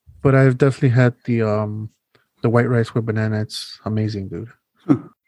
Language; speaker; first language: English; early bilingual, other home language; Spanish